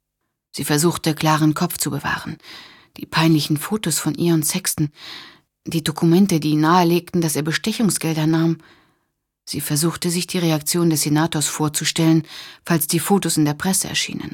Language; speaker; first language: German; native; German